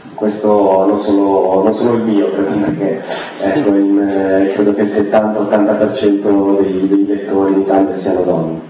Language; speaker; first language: Italian; native; Italian